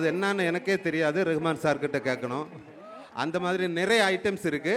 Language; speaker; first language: Tamil; non-native, local second language; Malayalam